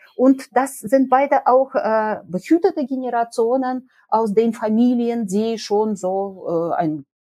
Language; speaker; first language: German; non-native, fluent; Russian